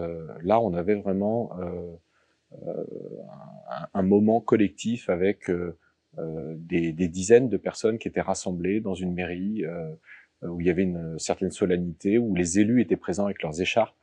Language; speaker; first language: French; native; French